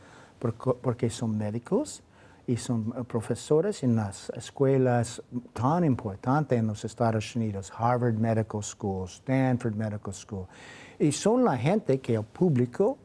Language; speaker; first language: Spanish; non-native, fluent; English